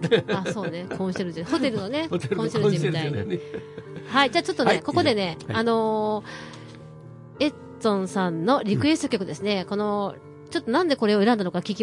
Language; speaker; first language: Japanese; native; Japanese